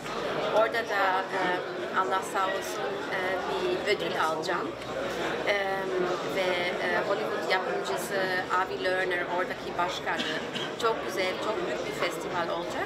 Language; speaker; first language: Turkish; early bilingual, heritage; German